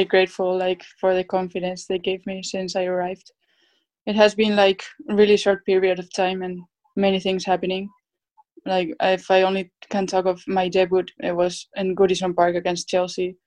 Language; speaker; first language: English; non-native, fluent; Spanish